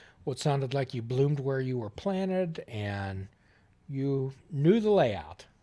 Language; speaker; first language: English; native; English